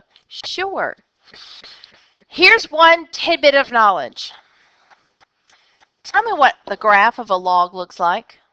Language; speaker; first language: English; native; English